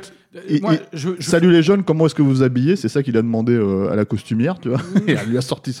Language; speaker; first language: French; native; French